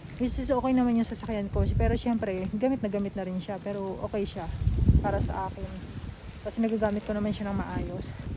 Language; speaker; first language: Filipino; native; Filipino